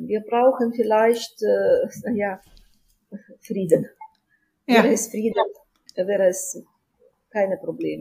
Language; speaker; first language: German; non-native, fluent; Ukrainian